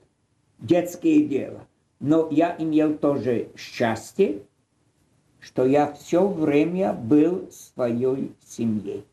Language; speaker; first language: Russian; non-native, fluent; Polish